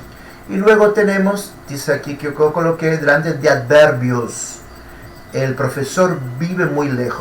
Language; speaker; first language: Spanish; non-native, fluent; Portuguese